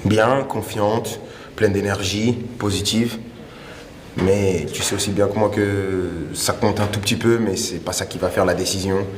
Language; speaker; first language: French; native; French